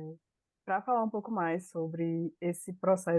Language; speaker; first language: Portuguese; native; Portuguese